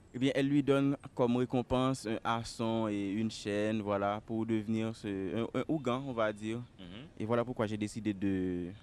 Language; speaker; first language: French; native; French